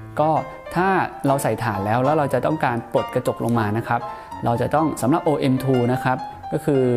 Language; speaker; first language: Thai; native; Thai